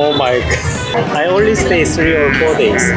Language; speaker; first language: English; non-native, learner; Korean